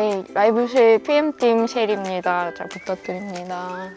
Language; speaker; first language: Korean; non-native, fluent; Japanese